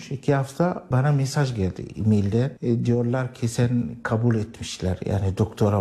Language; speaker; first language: Turkish; non-native, learner; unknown